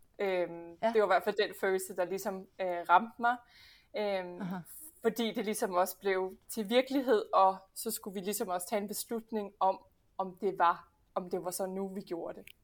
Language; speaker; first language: Danish; early bilingual, heritage; Danish